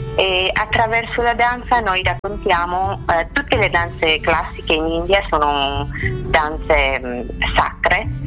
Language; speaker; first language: Italian; non-native, fluent; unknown